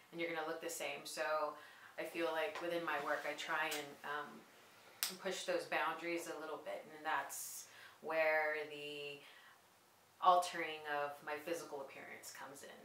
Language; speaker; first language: English; native; English